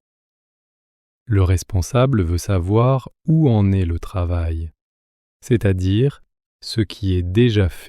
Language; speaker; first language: French; native; French